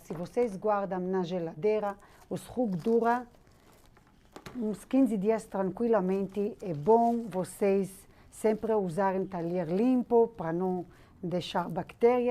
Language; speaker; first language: Portuguese; non-native, fluent; Hebrew